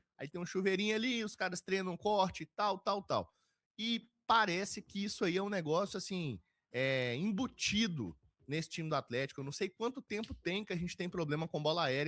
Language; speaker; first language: Portuguese; native; Portuguese